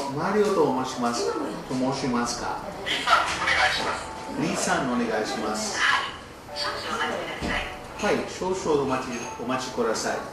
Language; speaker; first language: Japanese; non-native, learner; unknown